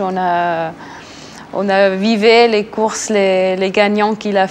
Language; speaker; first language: French; non-native, local second language; Swiss German